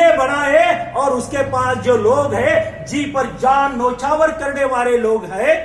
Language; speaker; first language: Hindi; non-native, local second language; Marathi